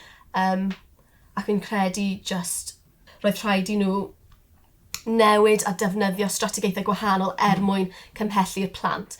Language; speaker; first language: Welsh; non-native, local second language; English